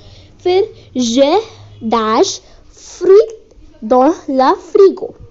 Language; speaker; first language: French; non-native, learner; Hindi